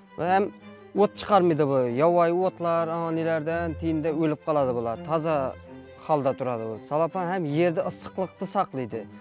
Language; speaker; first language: Uzbek; native; Uzbek